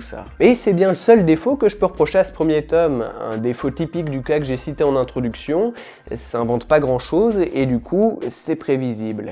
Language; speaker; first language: French; native; French